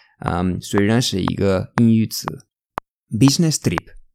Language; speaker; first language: Chinese; non-native, fluent; Spanish